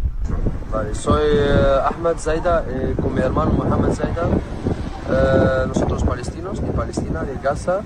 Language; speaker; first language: Spanish; non-native, learner; Arabic